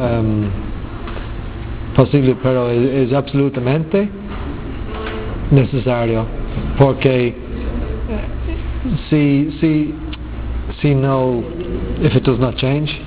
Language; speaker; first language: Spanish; non-native, learner; English